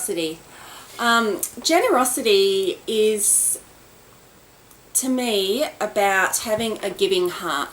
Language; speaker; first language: English; native; English